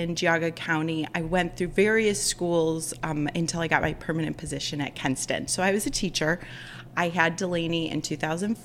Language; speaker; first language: English; native; English